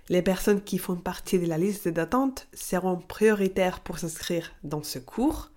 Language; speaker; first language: French; non-native, fluent; Spanish